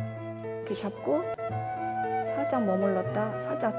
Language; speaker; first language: Korean; native; Korean